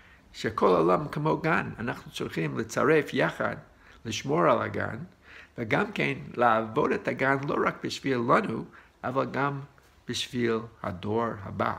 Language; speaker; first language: Hebrew; non-native, fluent; English